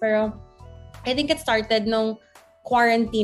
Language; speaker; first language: English; non-native, local second language; Hiligaynon